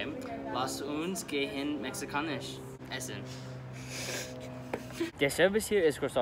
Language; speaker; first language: German; non-native, learner; English